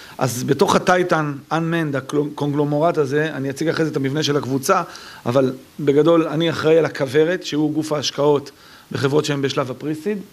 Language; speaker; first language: Hebrew; native; Hebrew